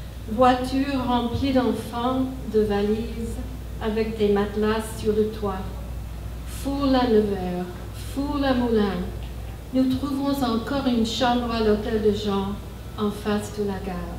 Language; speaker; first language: French; non-native, fluent; English